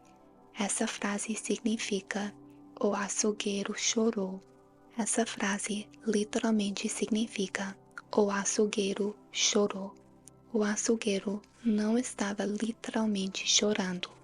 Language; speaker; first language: Portuguese; non-native, fluent; English